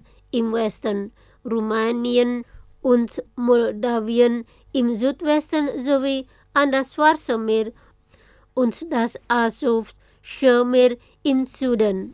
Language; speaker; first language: German; non-native, fluent; Indonesian